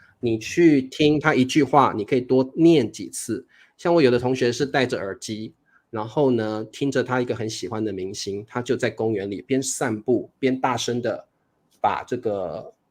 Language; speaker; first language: Chinese; native; Chinese